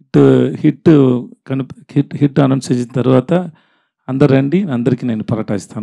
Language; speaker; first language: Telugu; non-native, learner; Tamil